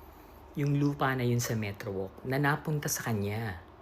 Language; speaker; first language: Filipino; native; Filipino